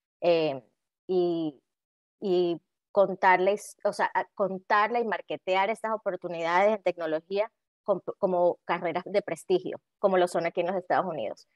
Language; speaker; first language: Spanish; native; Spanish